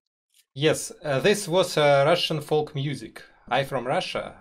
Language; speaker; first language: English; non-native, learner; Russian